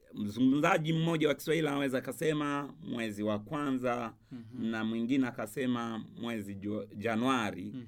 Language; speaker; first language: Swahili; non-native, local second language; Rundi